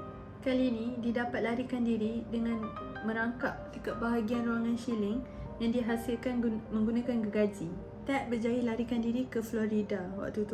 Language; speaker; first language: Malay; native; Malay